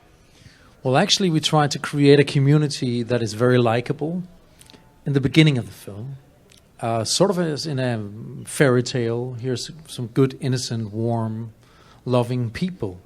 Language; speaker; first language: English; non-native, fluent; Danish